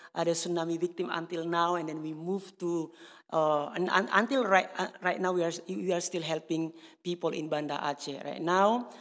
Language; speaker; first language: English; non-native, learner; Indonesian